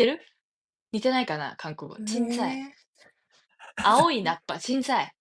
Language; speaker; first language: Japanese; native; Japanese